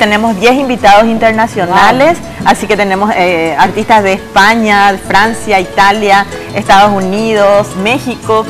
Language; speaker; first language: Spanish; native; Spanish